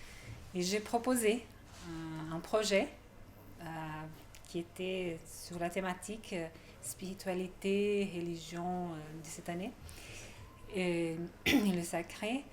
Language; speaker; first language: French; non-native, fluent; Portuguese